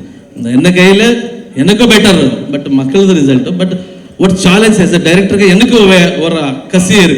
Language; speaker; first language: Tamil; non-native, learner; Kannada